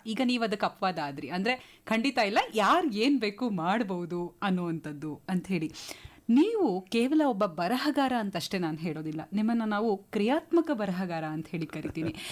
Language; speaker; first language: Kannada; native; Kannada